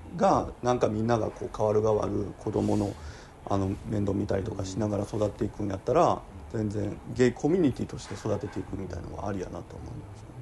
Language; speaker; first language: Japanese; native; Japanese